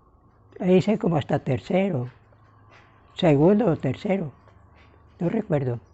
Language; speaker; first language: Spanish; native; Spanish